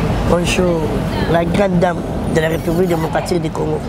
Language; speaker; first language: French; non-native, local second language; Lingala